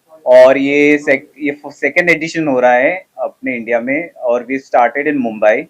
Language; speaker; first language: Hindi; non-native, local second language; Marathi